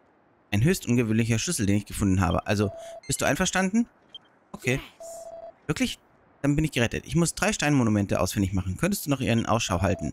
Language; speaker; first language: German; native; German